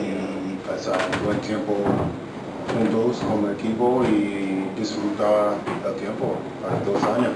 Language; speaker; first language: Spanish; non-native, learner; English